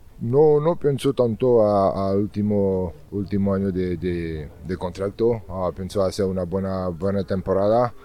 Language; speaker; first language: Spanish; non-native, learner; French